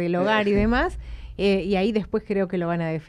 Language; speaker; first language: Spanish; native; Spanish